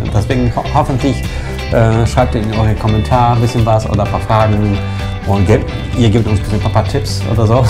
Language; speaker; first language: German; non-native, fluent; Polish